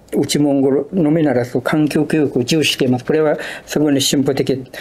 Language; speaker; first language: Japanese; non-native, fluent; Chinese